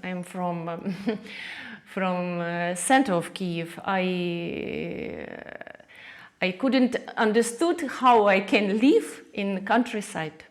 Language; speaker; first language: English; non-native, learner; Russian